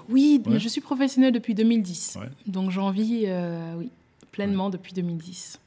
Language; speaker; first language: French; native; French